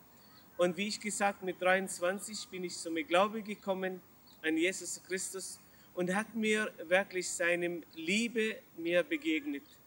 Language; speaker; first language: German; non-native, learner; Arabic